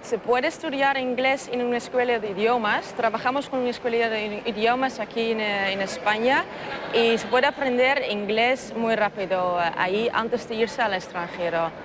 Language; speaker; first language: Spanish; non-native, fluent; Dutch